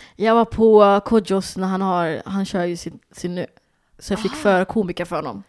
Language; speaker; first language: Swedish; early bilingual, other home language; Somali